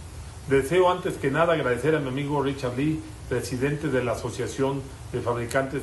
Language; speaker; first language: Spanish; native; Spanish